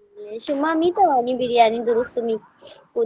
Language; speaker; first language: Persian; non-native, learner; Urdu